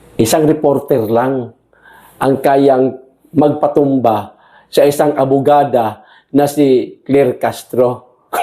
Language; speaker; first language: Filipino; non-native, local second language; Cebuano